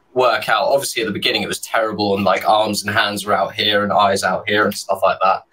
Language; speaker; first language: English; native; English